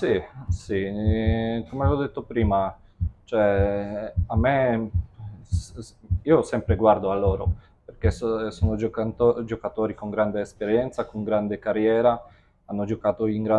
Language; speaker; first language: Italian; non-native, fluent; Polish